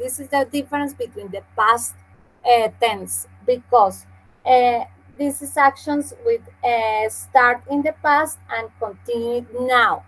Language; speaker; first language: English; non-native, fluent; Spanish